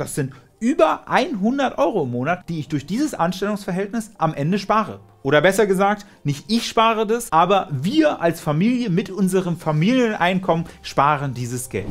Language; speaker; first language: German; native; German